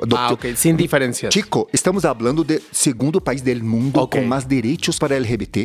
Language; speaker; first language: Spanish; non-native, learner; Portuguese